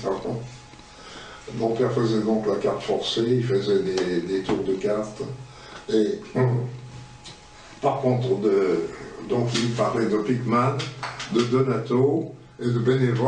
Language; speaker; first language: French; native; French